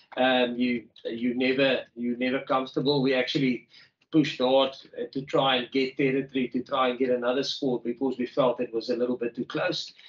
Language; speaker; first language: English; non-native, local second language; Afrikaans